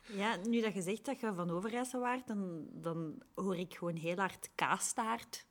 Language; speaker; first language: Dutch; native; Dutch